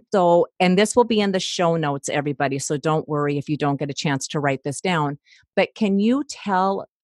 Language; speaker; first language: English; native; English